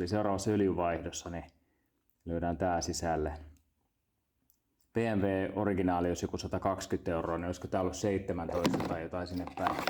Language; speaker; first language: Finnish; native; Finnish